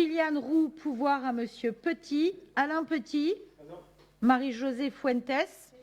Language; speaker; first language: French; native; French